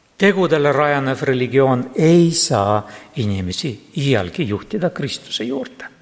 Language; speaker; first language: Estonian; non-native, local second language; Russian